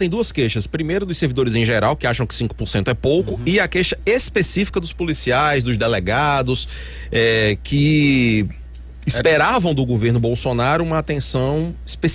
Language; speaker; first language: Portuguese; native; Portuguese